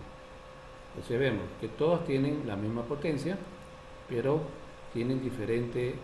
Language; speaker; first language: Spanish; native; Spanish